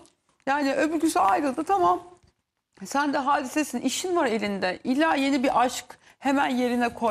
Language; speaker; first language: Turkish; native; Turkish